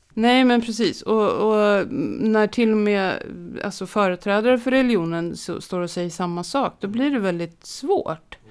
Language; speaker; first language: Swedish; native; Swedish